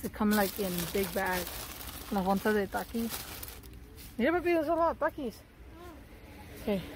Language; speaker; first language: English; early bilingual, other home language; Spanish